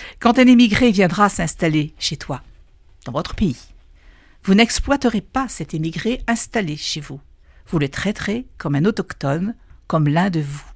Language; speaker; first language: French; native; French